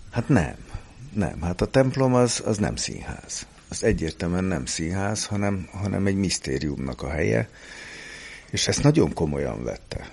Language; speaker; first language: Hungarian; native; Hungarian